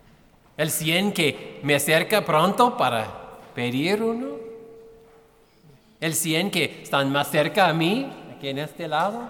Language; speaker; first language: Spanish; non-native, fluent; English